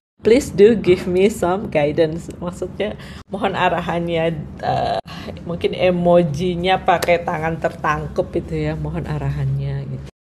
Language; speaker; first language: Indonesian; non-native, local second language; Javanese